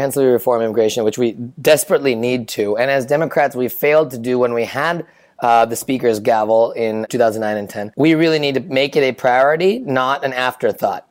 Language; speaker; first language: English; native; English